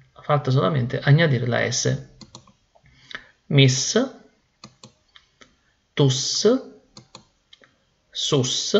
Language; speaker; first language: Spanish; non-native, fluent; Italian